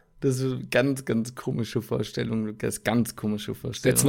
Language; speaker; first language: German; native; German